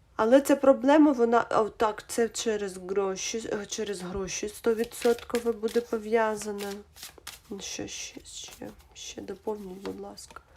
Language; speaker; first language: Ukrainian; non-native, local second language; Russian